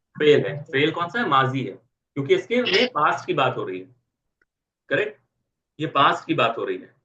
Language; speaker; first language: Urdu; native; Urdu